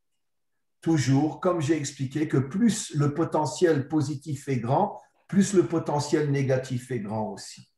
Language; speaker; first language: French; native; French